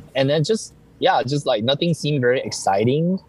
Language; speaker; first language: English; early bilingual, other home language; Chinese